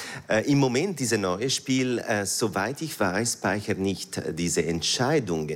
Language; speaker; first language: German; non-native, fluent; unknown